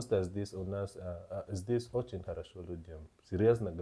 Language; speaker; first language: Russian; non-native, learner; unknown